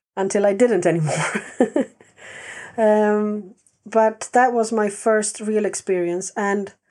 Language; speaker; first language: English; non-native, fluent; Swedish